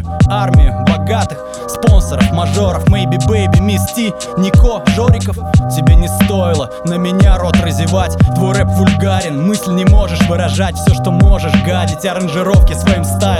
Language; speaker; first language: Russian; native; Russian